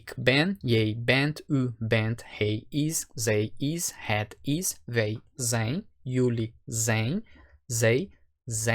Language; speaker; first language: Dutch; non-native, fluent; Portuguese